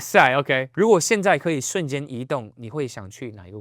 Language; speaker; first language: Chinese; native; Chinese